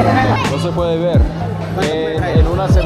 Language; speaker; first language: Spanish; non-native, fluent; English